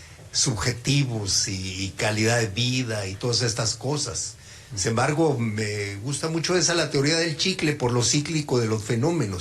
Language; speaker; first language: Spanish; native; Spanish